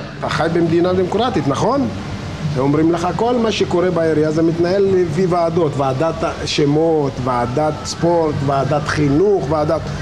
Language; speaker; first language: Hebrew; non-native, local second language; Arabic